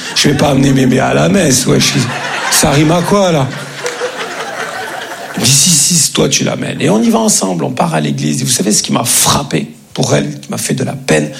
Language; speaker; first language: French; native; French